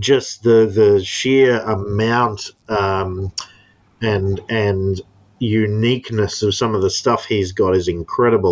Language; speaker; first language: English; native; English